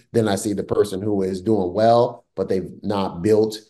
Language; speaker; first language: English; native; English